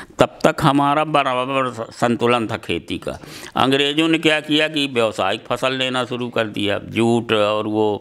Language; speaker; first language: Hindi; native; Hindi